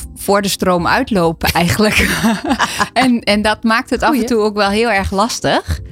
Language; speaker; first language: Dutch; native; Dutch